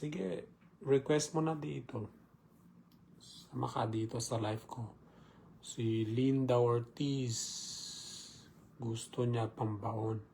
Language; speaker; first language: Filipino; non-native, learner; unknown